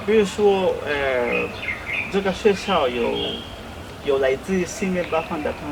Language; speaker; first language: Chinese; non-native, learner; Swahili